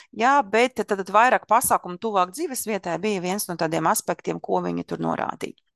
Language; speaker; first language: Latvian; non-native, local second language; Russian